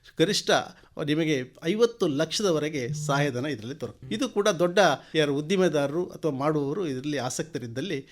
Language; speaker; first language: Kannada; native; Kannada